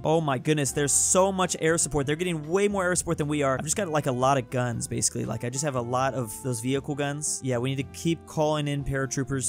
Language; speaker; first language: English; native; English